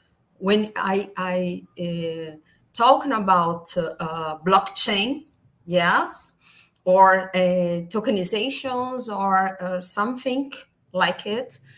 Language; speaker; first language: English; non-native, learner; Portuguese